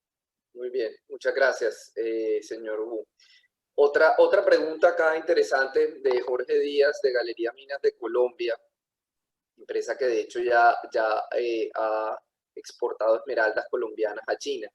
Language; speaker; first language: Spanish; native; Spanish